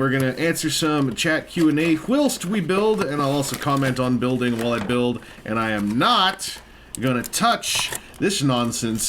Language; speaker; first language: English; native; English